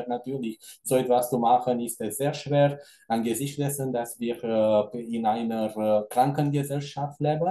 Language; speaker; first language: German; non-native, fluent; Romanian